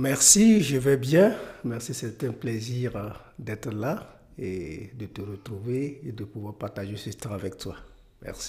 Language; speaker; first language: French; non-native, local second language; Mossi